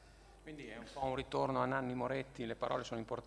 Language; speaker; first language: Italian; native; Italian